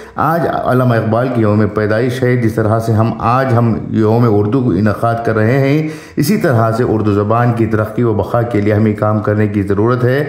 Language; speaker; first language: Urdu; native; Urdu